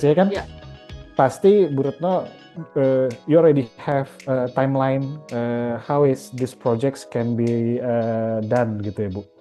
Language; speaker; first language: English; non-native, learner; Indonesian